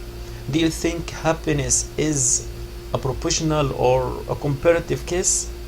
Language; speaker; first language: English; non-native, fluent; Arabic